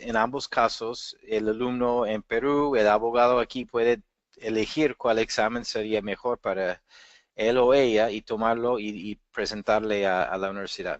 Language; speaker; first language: Spanish; non-native, fluent; English